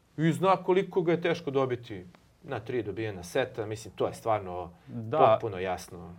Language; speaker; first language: Serbian; native; Serbian